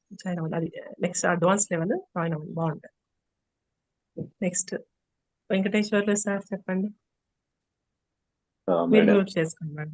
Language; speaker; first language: Telugu; native; Telugu